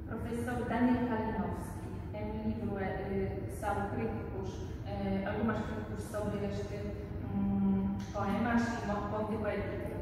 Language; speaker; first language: Portuguese; non-native, learner; Polish